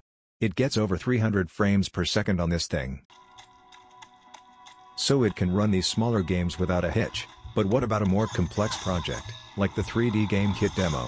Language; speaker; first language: English; native; English